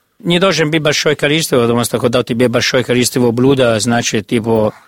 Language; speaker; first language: Russian; non-native, learner; Italian